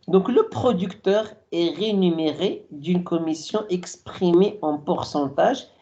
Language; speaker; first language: French; non-native, local second language; Arabic